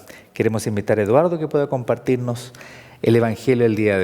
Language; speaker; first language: Spanish; native; Spanish